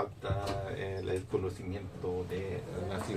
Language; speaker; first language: Spanish; non-native, fluent; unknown